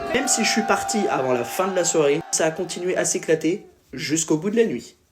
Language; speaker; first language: French; native; French